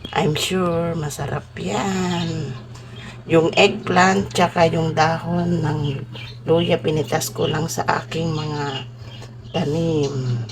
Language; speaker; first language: Filipino; non-native, local second language; Iloko